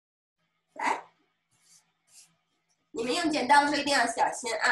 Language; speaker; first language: Chinese; native; Chinese